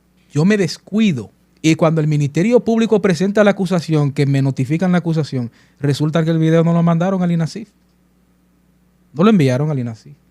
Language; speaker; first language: Spanish; native; Spanish